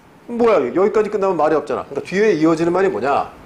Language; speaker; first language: Korean; native; Korean